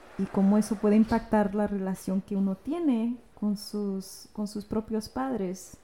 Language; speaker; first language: Spanish; early bilingual, heritage; Spanish